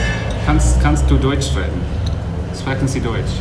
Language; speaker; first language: German; non-native, learner; English